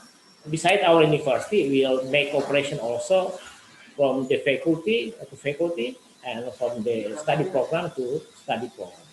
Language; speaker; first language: English; non-native, learner; Indonesian